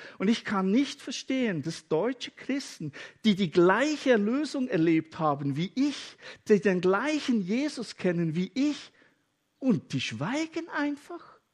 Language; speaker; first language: German; native; German